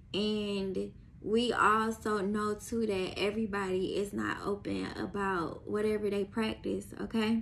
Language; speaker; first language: English; native; English